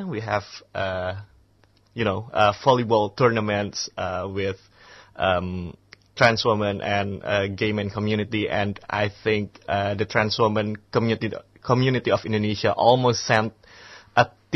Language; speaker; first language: English; non-native, fluent; Indonesian